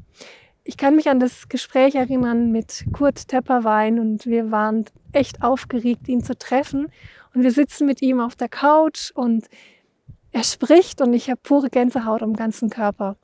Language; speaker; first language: German; native; German